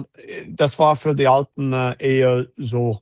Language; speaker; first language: German; non-native, fluent; English